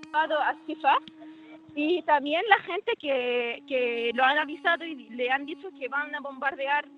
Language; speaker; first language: Spanish; non-native, fluent; Arabic